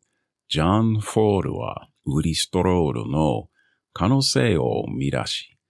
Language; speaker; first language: Japanese; non-native, learner; English